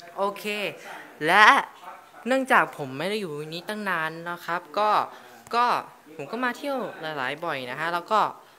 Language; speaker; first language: Thai; native; Thai